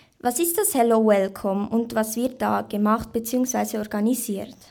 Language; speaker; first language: German; native; German